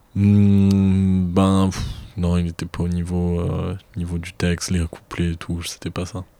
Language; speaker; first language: French; native; French